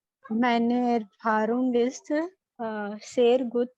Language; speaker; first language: German; non-native, learner; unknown